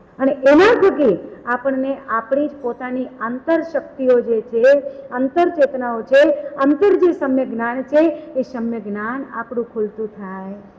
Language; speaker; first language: Gujarati; non-native, local second language; Kachhi